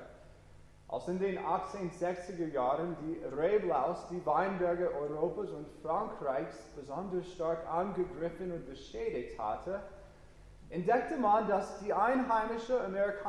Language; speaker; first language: German; non-native, fluent; English